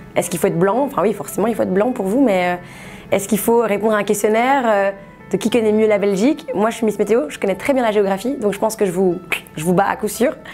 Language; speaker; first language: French; native; French